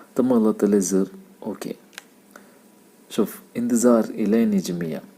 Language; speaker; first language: Arabic; non-native, learner; Malayalam